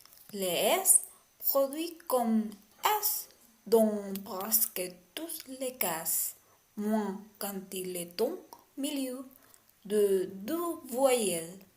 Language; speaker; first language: French; non-native, learner; Spanish